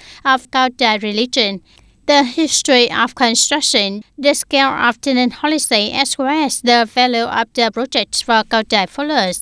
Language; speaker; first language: English; non-native, fluent; Vietnamese